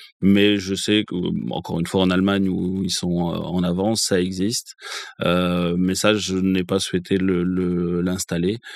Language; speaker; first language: French; native; French